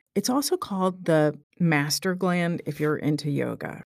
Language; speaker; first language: English; native; English